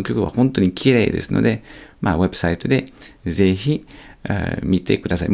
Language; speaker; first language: Japanese; non-native, fluent; French